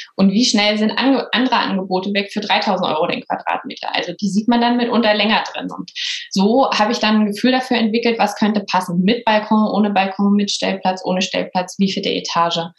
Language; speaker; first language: German; native; German